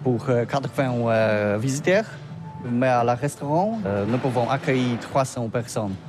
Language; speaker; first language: French; non-native, learner; Polish